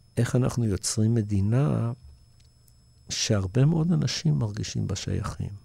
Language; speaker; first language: Hebrew; early bilingual, other home language; English